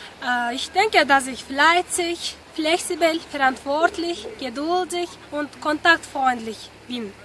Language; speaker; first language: German; non-native, learner; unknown